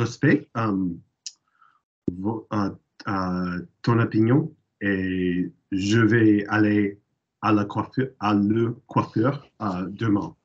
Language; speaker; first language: French; non-native, learner; English